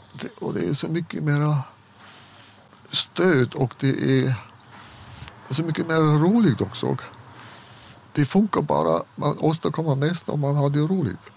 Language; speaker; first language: Swedish; non-native, fluent; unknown